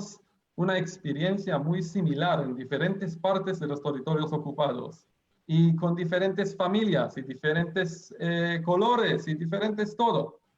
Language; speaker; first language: Spanish; non-native, fluent; Hebrew